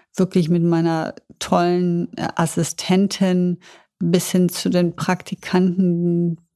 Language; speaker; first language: German; native; German